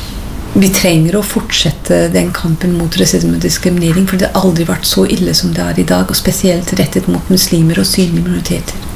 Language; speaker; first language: Norwegian; non-native, fluent; English